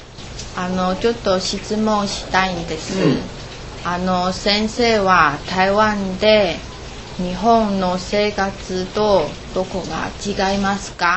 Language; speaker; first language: Japanese; non-native, learner; Chinese